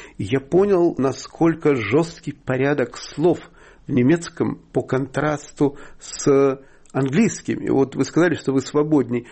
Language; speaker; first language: Russian; native; Russian